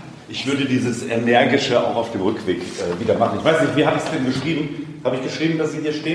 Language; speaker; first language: German; native; German